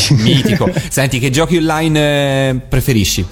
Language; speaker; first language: Italian; native; Italian